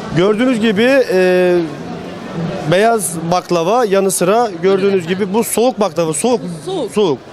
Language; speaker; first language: Turkish; native; Turkish